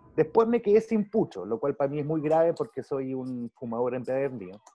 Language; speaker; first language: Spanish; early bilingual, heritage; Spanish